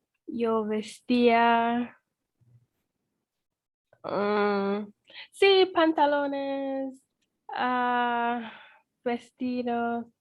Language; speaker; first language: Spanish; non-native, learner; English